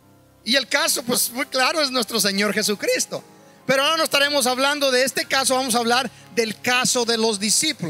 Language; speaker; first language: Spanish; native; Spanish